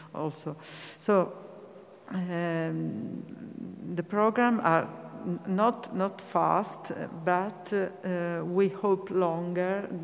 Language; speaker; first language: English; non-native, learner; Italian